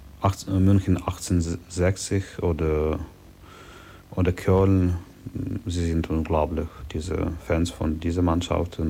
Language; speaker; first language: German; non-native, learner; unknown